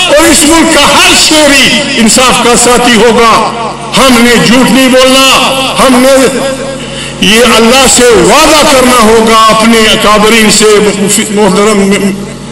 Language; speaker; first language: Urdu; non-native, local second language; Pashto